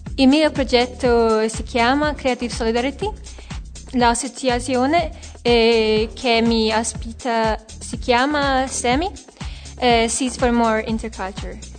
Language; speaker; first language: Italian; non-native, fluent; Hungarian